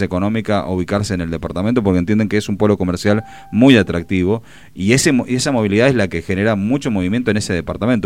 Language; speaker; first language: Spanish; native; Spanish